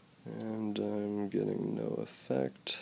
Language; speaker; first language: English; native; English